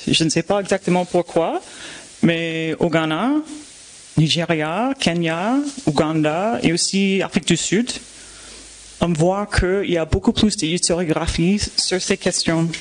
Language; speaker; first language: French; non-native, fluent; English